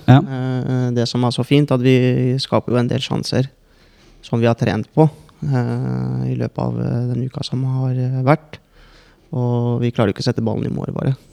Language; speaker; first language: Norwegian; early bilingual, other home language; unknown